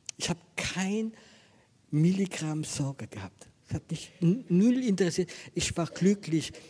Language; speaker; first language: German; non-native, fluent; French